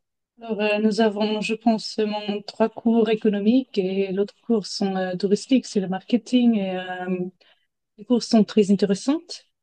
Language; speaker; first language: French; non-native, fluent; German